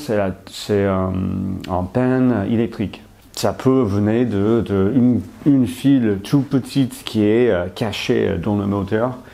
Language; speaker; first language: French; non-native, fluent; English